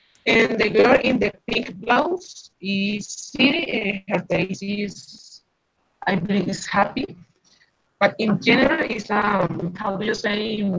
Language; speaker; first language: English; non-native, learner; Spanish